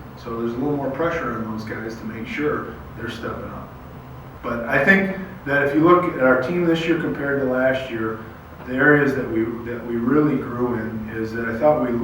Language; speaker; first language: English; native; English